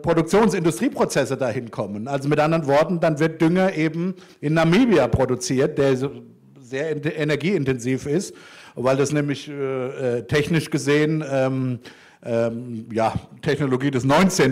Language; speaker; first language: German; native; German